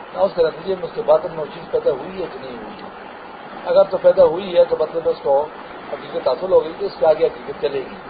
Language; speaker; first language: Urdu; non-native, local second language; Pashto